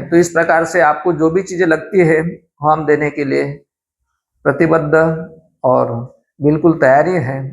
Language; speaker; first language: Hindi; non-native, local second language; Marathi